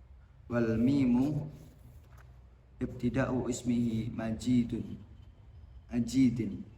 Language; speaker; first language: Arabic; non-native, learner; Indonesian